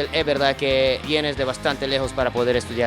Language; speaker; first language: Spanish; non-native, fluent; Japanese